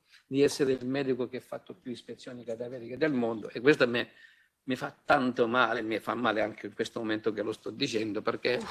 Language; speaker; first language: Italian; native; Italian